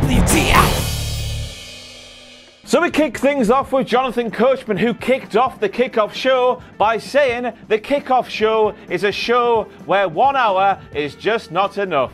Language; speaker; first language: English; native; English